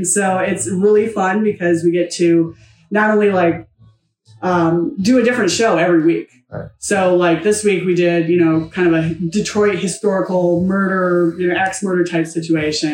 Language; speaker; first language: English; native; English